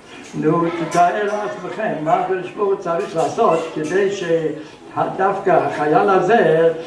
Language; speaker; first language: Hebrew; non-native, fluent; German